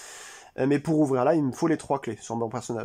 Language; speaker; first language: French; native; French